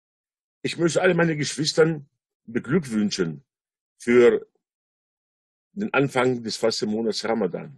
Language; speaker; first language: German; non-native, fluent; Arabic